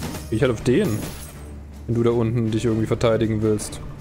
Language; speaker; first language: German; native; German